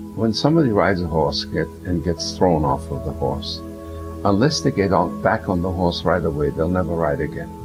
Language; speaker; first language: English; early bilingual, other home language; German